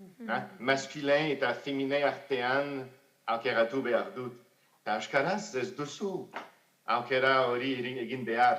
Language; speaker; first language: Basque; non-native, fluent; French